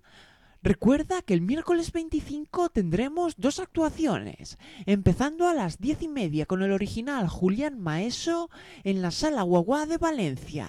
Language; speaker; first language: Spanish; native; Spanish